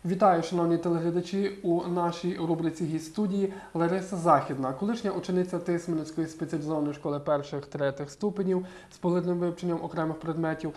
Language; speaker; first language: Ukrainian; native; Ukrainian